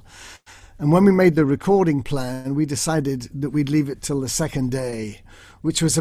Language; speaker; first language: English; native; English